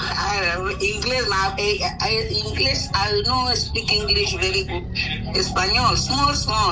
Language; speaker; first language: English; non-native, learner; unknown